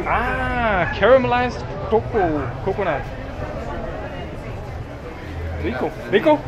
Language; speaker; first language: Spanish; non-native, learner; German